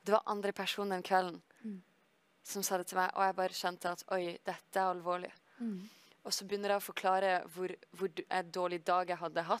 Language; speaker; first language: Norwegian; early bilingual, heritage; French